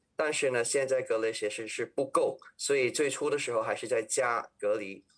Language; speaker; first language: Chinese; non-native, local second language; Cantonese